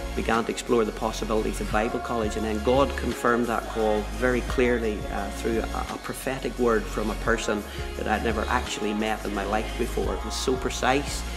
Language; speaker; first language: English; native; English